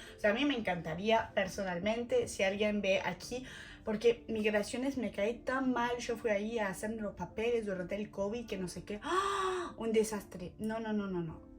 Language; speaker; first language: Spanish; non-native, fluent; French